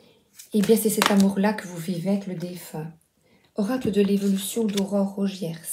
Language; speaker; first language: French; native; French